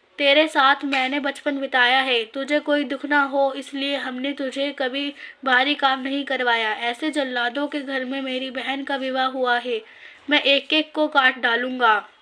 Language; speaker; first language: Hindi; native; Hindi